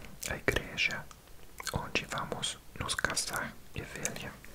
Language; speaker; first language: Portuguese; non-native, learner; English